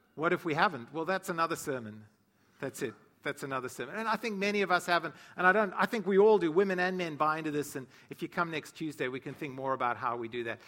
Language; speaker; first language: English; native; English